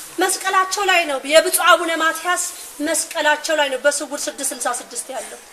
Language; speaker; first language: Amharic; native; Amharic